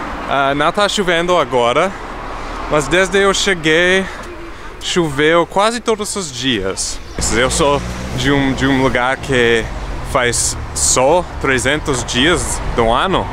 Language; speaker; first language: Portuguese; non-native, fluent; English